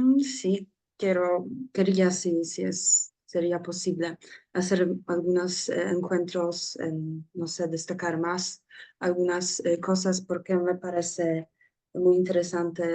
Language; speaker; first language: Spanish; non-native, learner; Polish